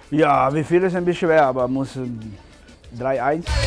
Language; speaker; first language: German; non-native, learner; Portuguese